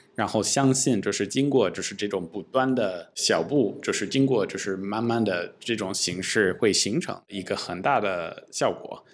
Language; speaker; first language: Chinese; non-native, fluent; English